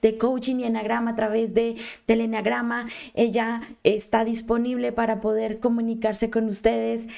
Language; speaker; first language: Spanish; native; Spanish